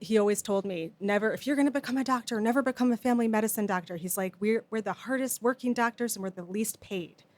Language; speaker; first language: English; native; English